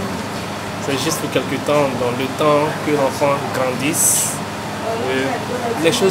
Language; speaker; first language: French; non-native, fluent; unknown